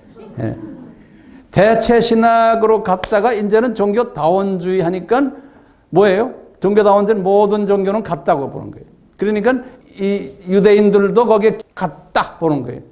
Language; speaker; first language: Korean; native; Korean